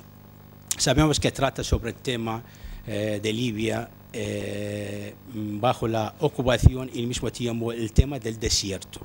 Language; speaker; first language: Spanish; non-native, fluent; Arabic